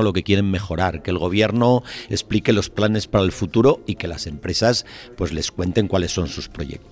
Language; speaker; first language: Spanish; native; Spanish